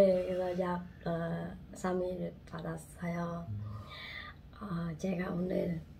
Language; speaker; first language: Korean; non-native, fluent; Khmer